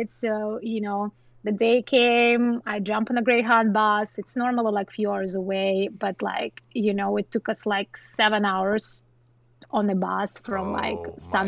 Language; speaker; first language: English; non-native, fluent; Russian